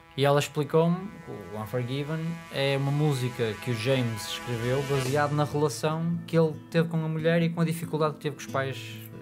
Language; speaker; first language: Portuguese; native; Portuguese